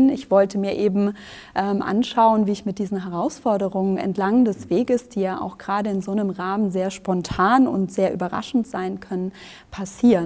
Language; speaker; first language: German; native; German